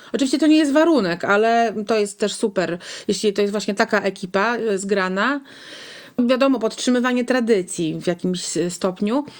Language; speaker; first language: Polish; native; Polish